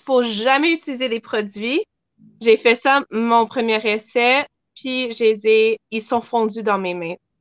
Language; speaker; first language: French; native; French